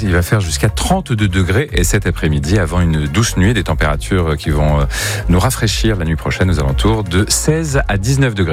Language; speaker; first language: French; native; French